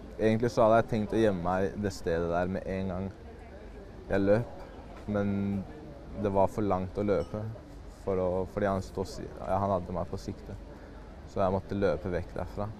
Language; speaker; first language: Norwegian; early bilingual, other home language; Chechen